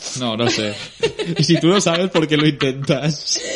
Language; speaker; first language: Spanish; native; Spanish